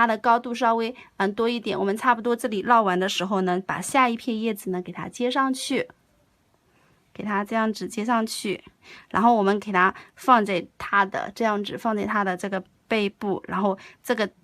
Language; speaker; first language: Chinese; native; Chinese